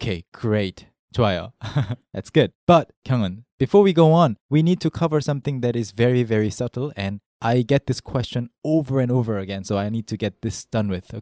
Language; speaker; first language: English; non-native, fluent; Korean